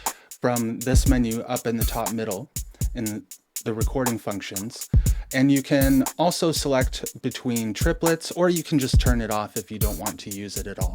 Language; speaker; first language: English; native; English